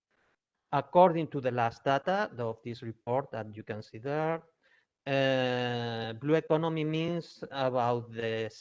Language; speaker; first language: English; non-native, fluent; Spanish